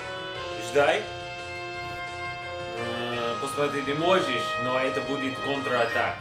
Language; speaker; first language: Russian; non-native, learner; English